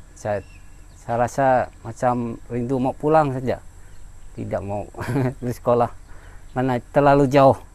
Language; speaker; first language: Malay; non-native, local second language; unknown